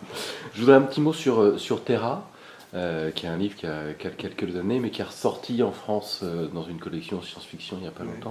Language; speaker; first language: French; native; French